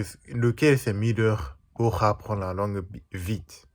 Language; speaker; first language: French; non-native, learner; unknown